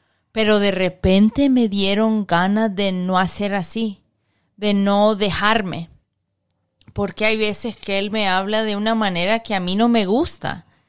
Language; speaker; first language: Spanish; early bilingual, heritage; Spanish